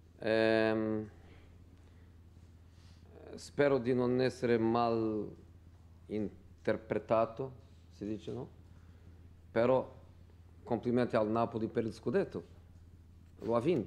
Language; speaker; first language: Italian; non-native, fluent; Portuguese